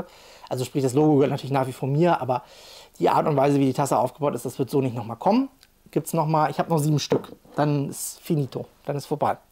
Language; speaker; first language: German; native; German